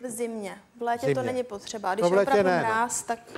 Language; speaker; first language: Czech; native; Czech